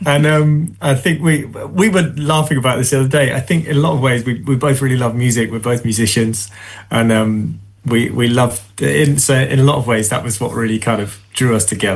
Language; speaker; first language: English; native; English